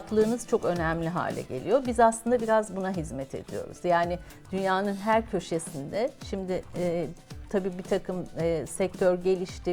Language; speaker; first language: Turkish; native; Turkish